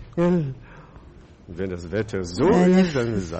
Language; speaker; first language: German; non-native, fluent; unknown